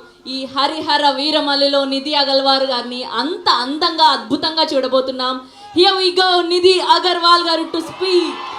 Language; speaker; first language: Telugu; native; Telugu